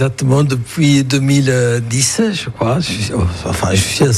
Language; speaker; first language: French; non-native, fluent; Italian